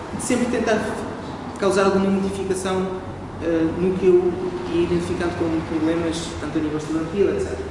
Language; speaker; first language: Portuguese; non-native, local second language; Kabuverdianu